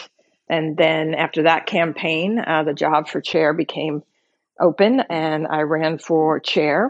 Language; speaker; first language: English; native; English